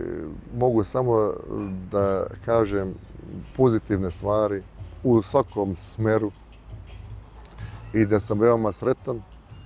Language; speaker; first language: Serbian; early bilingual, heritage; Bosnian